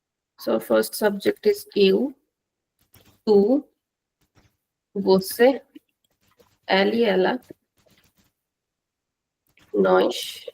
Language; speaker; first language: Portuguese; non-native, fluent; Hindi